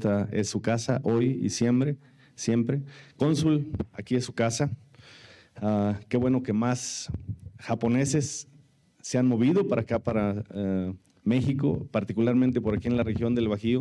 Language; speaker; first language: Spanish; native; Spanish